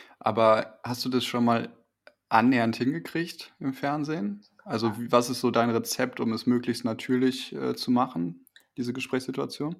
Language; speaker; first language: German; native; German